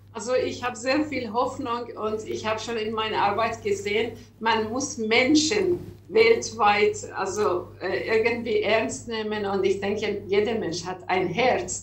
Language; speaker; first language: German; non-native, learner; Persian